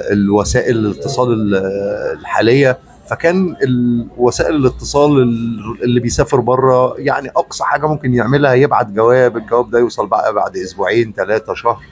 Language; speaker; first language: Arabic; native; Arabic